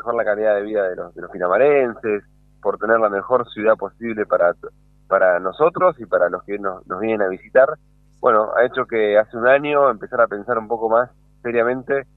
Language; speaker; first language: Spanish; native; Spanish